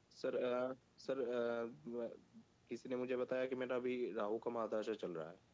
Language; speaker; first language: Hindi; non-native, local second language; Bangla